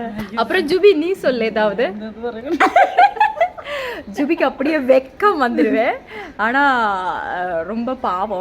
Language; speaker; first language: Tamil; non-native, learner; Malayalam